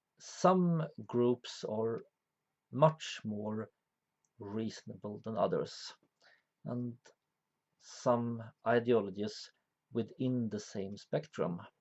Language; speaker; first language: English; non-native, fluent; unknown